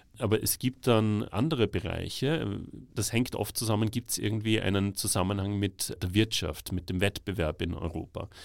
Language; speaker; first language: German; native; German